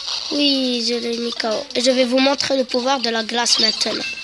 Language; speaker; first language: French; native; French